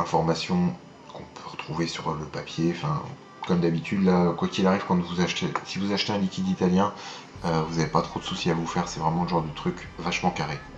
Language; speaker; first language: French; native; French